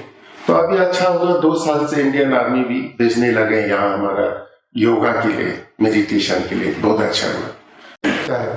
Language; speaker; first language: Hindi; non-native, local second language; Ladakhi